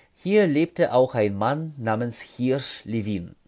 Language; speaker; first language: German; non-native, fluent; Russian